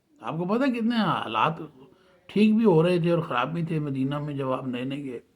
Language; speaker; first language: Urdu; native; Urdu